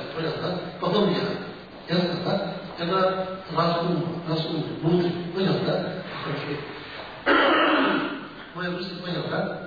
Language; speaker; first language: Russian; non-native, learner; Tibetan